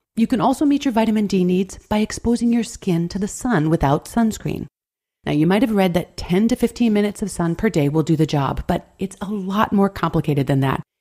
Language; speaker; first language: English; native; English